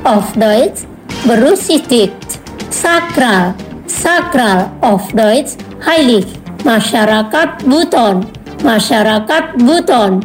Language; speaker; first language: German; non-native, learner; Indonesian